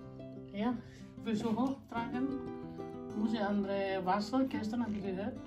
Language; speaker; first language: German; non-native, learner; Indonesian